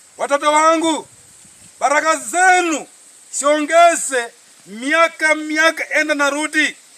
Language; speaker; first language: Swahili; non-native, local second language; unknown